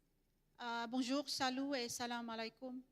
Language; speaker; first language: French; non-native, fluent; Indonesian